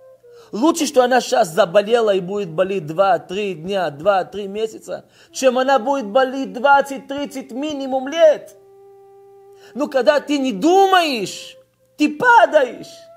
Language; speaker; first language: Russian; early bilingual, heritage; Russian